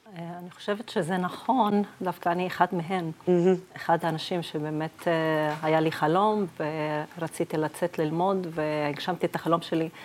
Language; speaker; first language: Hebrew; non-native, local second language; Arabic